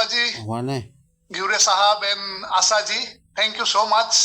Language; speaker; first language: Hindi; non-native, local second language; Assamese